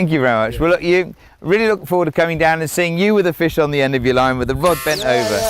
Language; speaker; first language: English; native; English